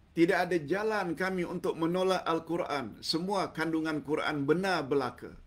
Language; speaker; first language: Malay; native; Malay